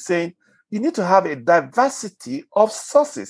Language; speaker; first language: English; non-native, local second language; Igbo